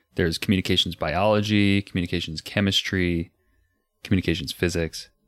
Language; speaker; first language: English; native; English